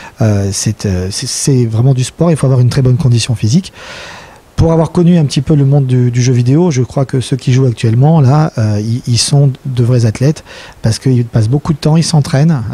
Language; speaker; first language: French; native; French